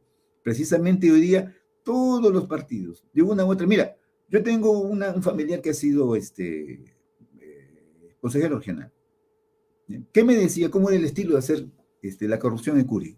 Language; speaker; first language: Spanish; native; Spanish